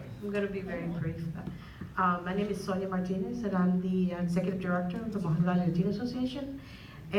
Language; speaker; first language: English; non-native, fluent; Spanish